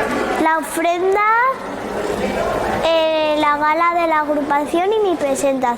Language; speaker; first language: Spanish; native; Spanish